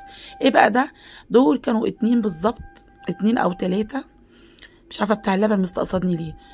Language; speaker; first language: Arabic; native; Arabic